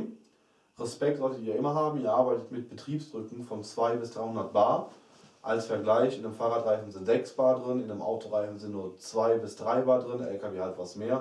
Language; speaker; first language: German; native; German